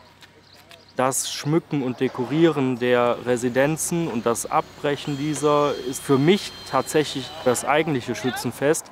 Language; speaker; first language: German; native; German